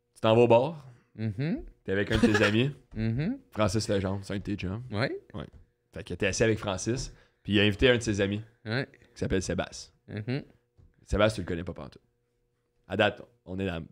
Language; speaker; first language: French; native; French